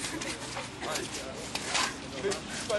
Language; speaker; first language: French; native; French